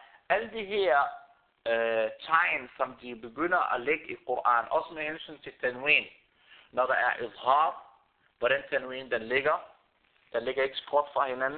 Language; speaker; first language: Danish; early bilingual, other home language; Arabic